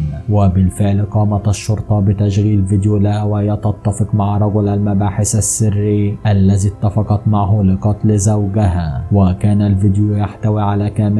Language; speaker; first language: Arabic; native; Arabic